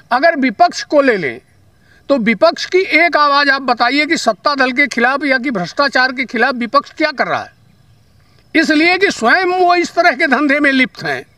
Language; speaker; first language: Hindi; native; Hindi